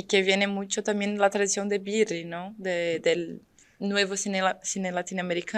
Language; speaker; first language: Spanish; non-native, fluent; Portuguese